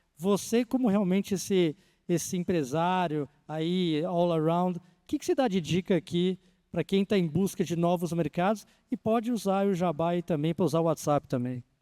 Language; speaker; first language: Portuguese; native; Portuguese